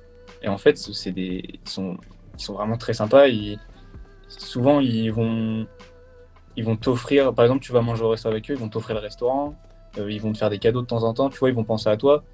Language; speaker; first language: French; native; French